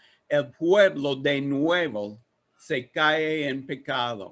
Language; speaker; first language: Spanish; non-native, learner; English